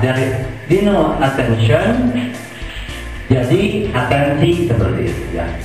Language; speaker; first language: Indonesian; non-native, local second language; Sundanese